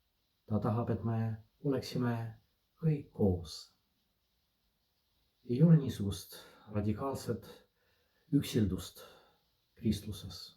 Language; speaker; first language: Estonian; non-native, fluent; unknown